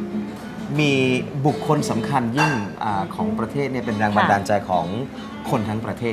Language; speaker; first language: Thai; native; Thai